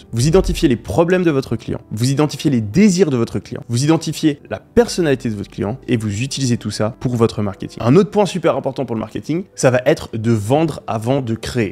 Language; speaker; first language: French; native; French